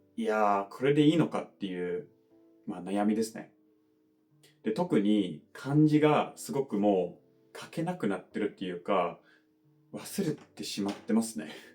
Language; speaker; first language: Japanese; non-native, fluent; English